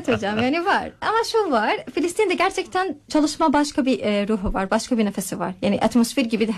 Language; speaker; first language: Turkish; non-native, fluent; Arabic